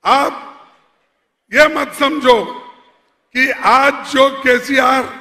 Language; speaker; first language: Hindi; non-native, local second language; Kannada